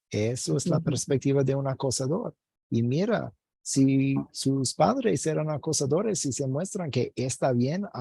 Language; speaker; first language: Spanish; non-native, fluent; English